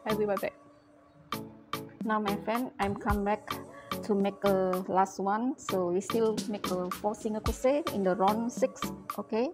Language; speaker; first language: English; non-native, learner; Indonesian